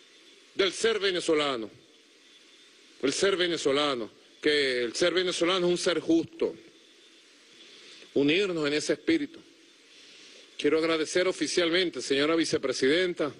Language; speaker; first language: Spanish; native; Spanish